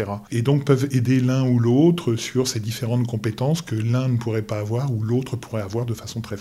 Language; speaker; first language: French; native; French